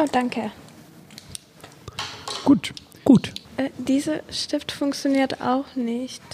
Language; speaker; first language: German; non-native, fluent; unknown